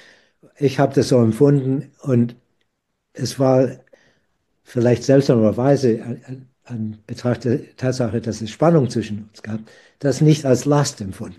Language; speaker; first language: German; non-native, fluent; English